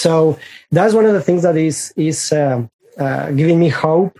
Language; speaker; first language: English; non-native, fluent; Spanish